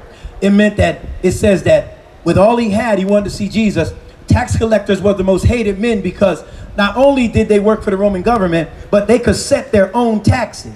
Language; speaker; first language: English; native; English